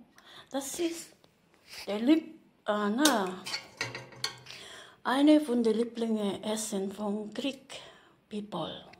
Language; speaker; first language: German; non-native, learner; Filipino